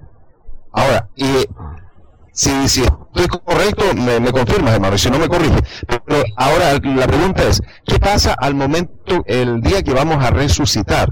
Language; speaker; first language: Spanish; native; Spanish